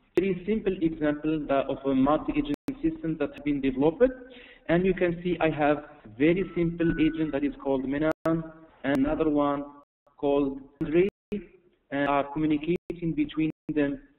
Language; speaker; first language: English; non-native, fluent; Arabic